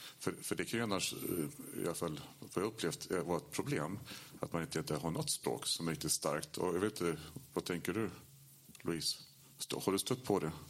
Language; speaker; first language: Swedish; native; Swedish